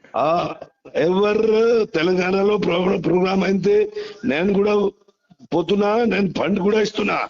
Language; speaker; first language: Telugu; non-native, local second language; Hindi